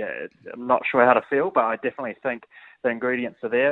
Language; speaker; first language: English; native; English